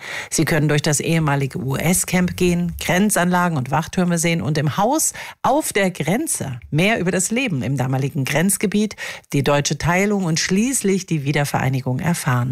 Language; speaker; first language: German; native; German